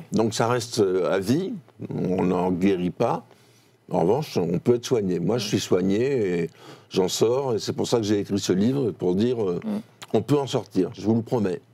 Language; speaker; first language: French; native; French